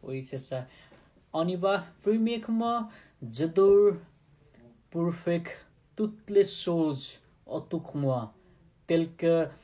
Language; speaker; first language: French; non-native, learner; Nepali